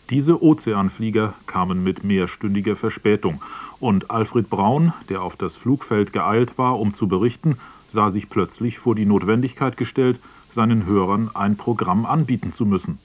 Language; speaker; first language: German; native; German